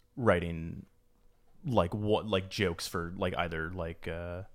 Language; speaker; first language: English; native; English